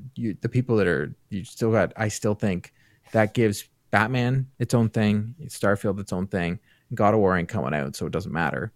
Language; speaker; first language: English; native; English